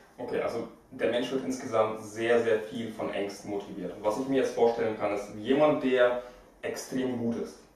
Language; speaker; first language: German; early bilingual, other home language; Russian